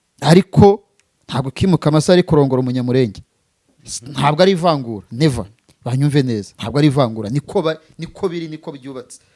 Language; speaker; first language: Kinyarwanda; native; Kinyarwanda